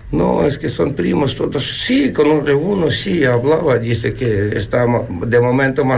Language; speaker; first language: Spanish; non-native, learner; Ukrainian